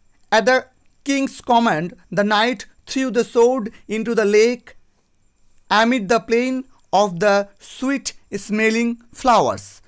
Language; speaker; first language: English; non-native, local second language; Bangla